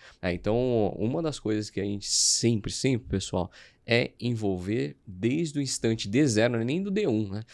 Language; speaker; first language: Portuguese; native; Portuguese